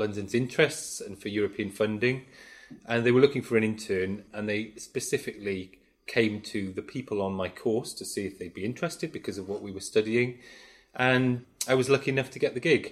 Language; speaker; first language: English; native; English